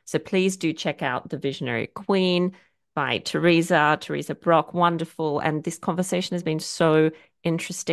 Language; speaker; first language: English; native; English